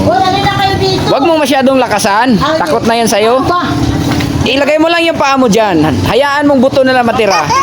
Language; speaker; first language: Filipino; non-native, local second language; Cebuano